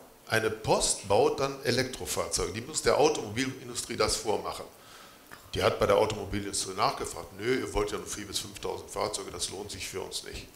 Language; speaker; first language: German; native; German